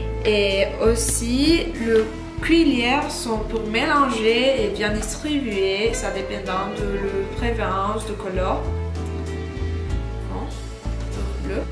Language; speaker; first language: French; non-native, learner; Spanish